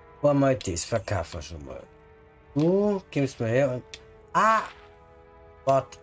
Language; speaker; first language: German; native; German